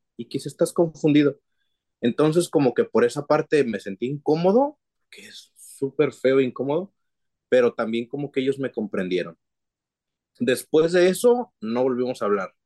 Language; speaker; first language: Spanish; native; Spanish